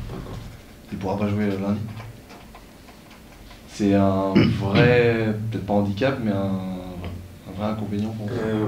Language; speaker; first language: French; native; French